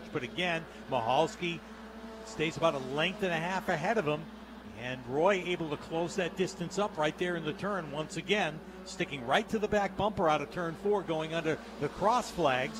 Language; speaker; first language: English; native; English